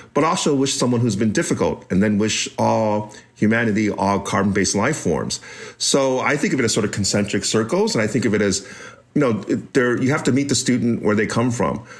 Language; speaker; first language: English; native; English